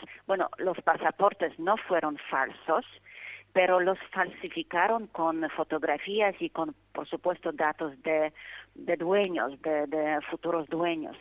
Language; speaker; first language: Spanish; non-native, fluent; Polish